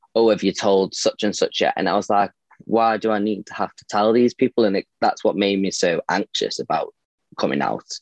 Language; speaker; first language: English; native; English